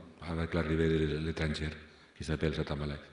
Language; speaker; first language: French; non-native, fluent; Spanish